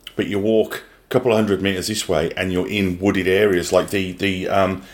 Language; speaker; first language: English; native; English